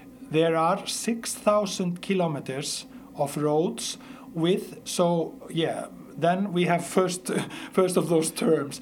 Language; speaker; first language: English; non-native, fluent; Icelandic